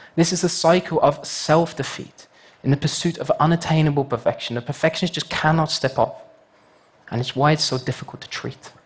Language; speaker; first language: English; native; English